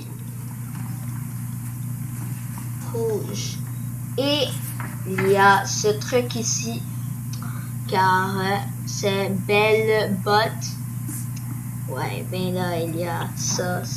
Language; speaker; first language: French; early bilingual, other home language; Korean